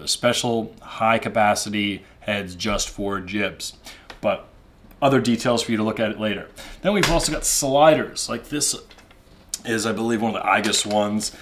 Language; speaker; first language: English; native; English